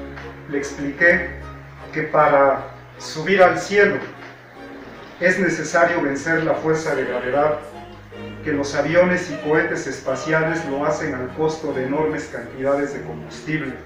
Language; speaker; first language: Spanish; native; Spanish